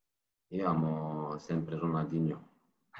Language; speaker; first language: Italian; non-native, learner; Turkish